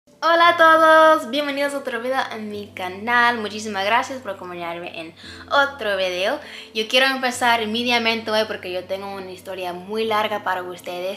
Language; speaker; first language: Spanish; non-native, fluent; English